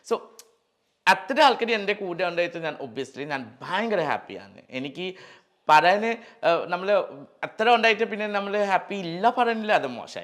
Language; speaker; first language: Malayalam; non-native, learner; Assamese